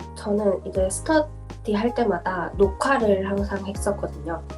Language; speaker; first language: Korean; native; Korean